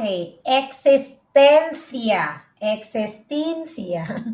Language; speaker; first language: Spanish; non-native, learner; Filipino